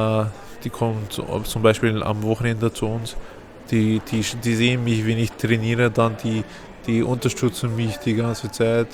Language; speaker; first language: German; non-native, fluent; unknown